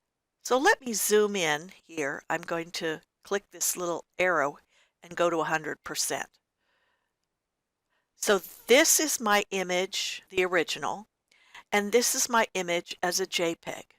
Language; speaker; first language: English; native; English